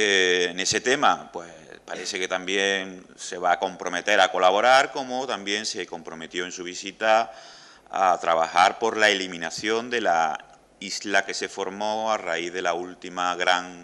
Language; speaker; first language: Spanish; native; Spanish